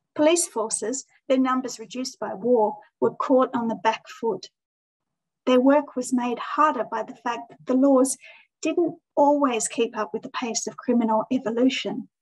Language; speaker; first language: English; native; English